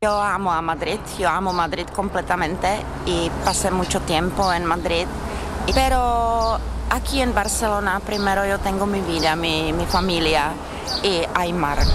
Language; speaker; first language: Spanish; non-native, learner; Czech